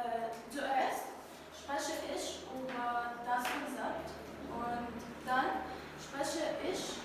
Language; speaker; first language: German; non-native, learner; Arabic